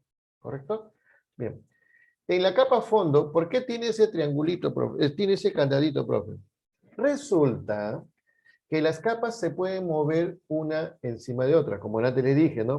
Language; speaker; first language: Spanish; native; Spanish